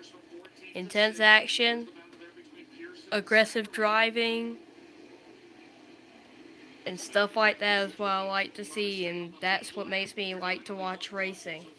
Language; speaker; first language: English; native; English